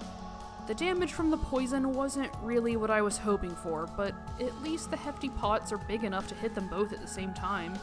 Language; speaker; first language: English; native; English